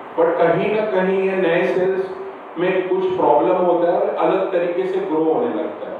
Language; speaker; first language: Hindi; non-native, local second language; Marathi